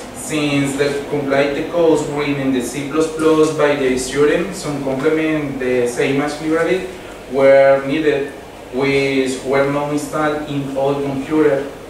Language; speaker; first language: English; non-native, learner; Spanish